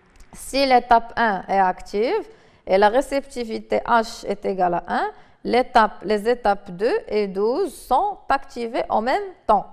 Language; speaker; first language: French; non-native, local second language; Arabic